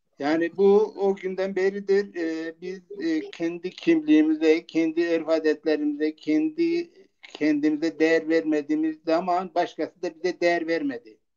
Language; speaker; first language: Turkish; non-native, local second language; Zaza